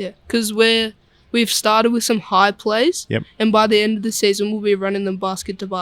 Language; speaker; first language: English; native; English